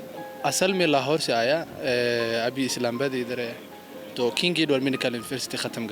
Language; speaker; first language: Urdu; non-native, learner; Somali